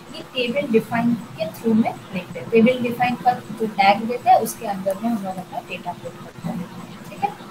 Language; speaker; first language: Hindi; non-native, local second language; Bangla